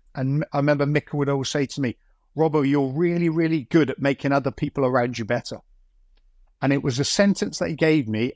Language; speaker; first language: English; native; English